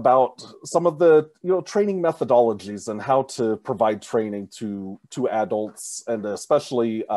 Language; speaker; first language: English; native; English